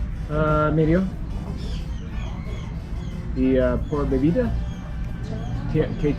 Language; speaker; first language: Spanish; non-native, learner; English